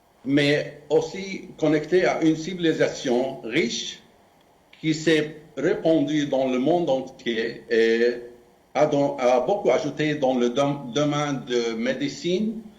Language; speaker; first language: French; non-native, fluent; Arabic